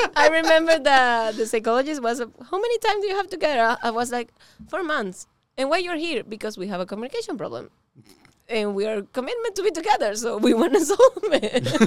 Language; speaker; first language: English; non-native, learner; Spanish